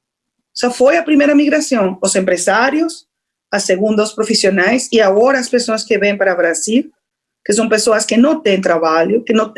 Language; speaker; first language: Portuguese; non-native, fluent; Spanish